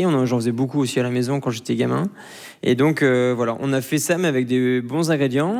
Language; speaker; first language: French; native; French